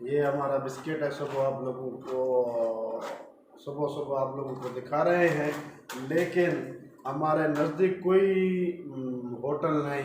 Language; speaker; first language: Hindi; non-native, local second language; Baluchi